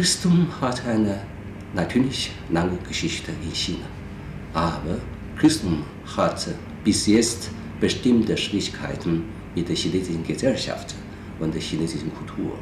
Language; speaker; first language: German; non-native, fluent; Chinese